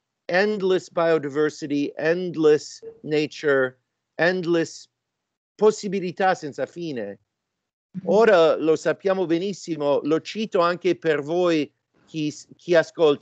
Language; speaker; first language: Italian; non-native, fluent; English